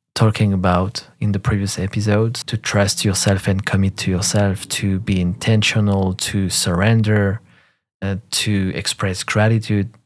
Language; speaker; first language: English; non-native, fluent; French